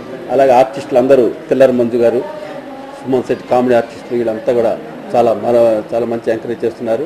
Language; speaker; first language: Telugu; native; Telugu